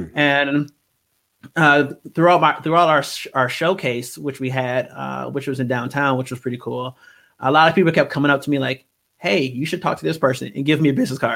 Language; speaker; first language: English; native; English